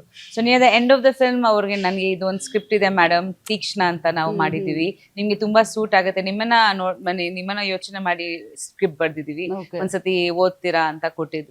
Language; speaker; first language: Kannada; non-native, local second language; Bangla